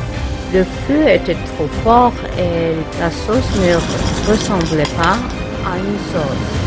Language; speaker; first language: French; non-native, learner; Korean